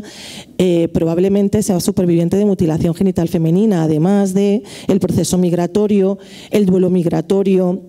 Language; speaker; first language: Spanish; native; Spanish